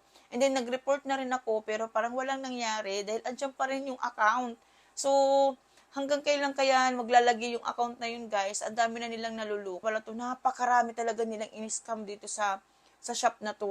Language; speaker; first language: Filipino; native; Filipino